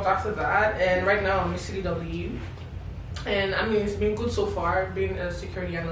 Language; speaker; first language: English; non-native, local second language; Igbo